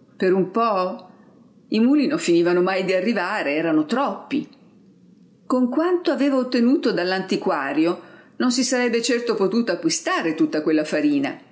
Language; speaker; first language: Italian; native; Italian